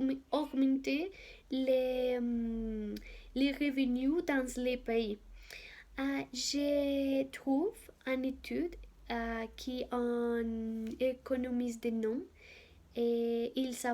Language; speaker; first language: French; non-native, learner; Spanish